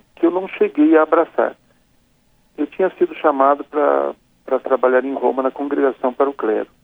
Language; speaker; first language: Portuguese; native; Portuguese